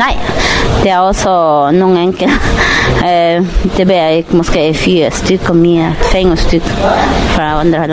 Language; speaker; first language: Danish; non-native, learner; Spanish